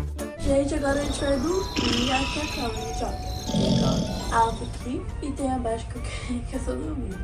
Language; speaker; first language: Portuguese; native; Portuguese